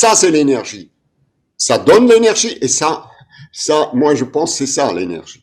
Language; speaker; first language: French; non-native, fluent; German